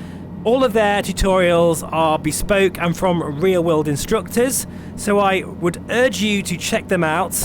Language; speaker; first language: English; native; English